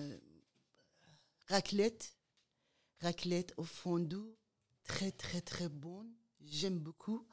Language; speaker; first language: French; non-native, learner; Persian